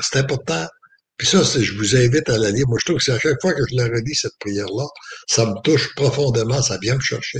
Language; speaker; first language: French; native; French